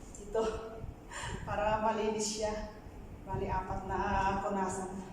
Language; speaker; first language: Filipino; native; Filipino